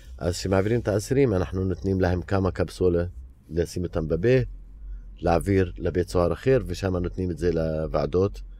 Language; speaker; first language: Hebrew; non-native, local second language; Arabic